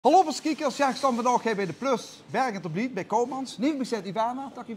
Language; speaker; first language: Dutch; native; Dutch